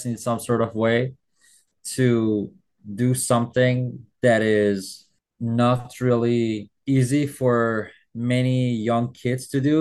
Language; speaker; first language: English; non-native, fluent; Persian